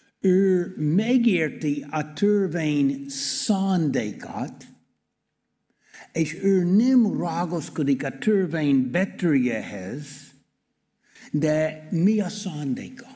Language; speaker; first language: Hungarian; non-native, learner; English